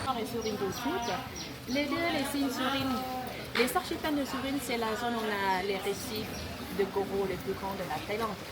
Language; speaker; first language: French; non-native, fluent; Thai